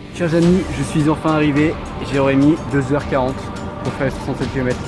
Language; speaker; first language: French; native; French